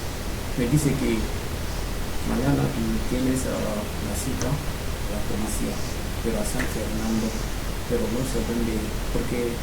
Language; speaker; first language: Spanish; non-native, learner; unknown